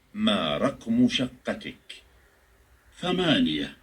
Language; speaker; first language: Arabic; non-native, learner; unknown